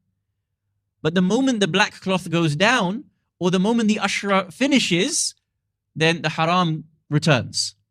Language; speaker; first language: English; native; English